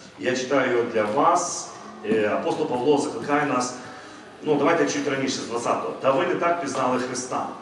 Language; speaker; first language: Ukrainian; non-native, local second language; Russian